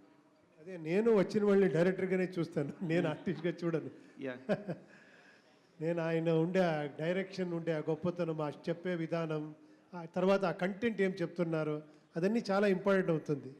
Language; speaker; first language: Telugu; non-native, local second language; Kannada